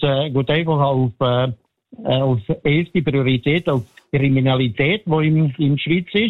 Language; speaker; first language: German; non-native, fluent; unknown